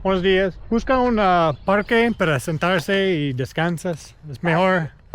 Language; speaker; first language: Spanish; non-native, learner; English